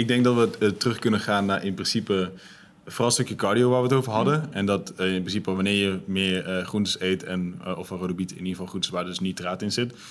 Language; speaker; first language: Dutch; native; Dutch